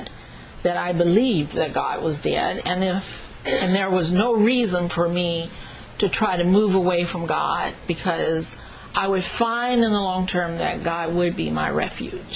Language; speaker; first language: English; native; English